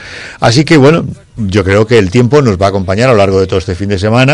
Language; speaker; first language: Spanish; native; Spanish